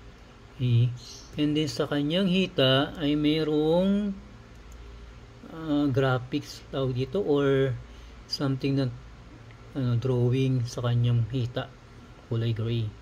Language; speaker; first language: Filipino; native; Filipino